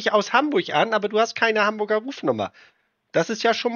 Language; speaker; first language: German; native; German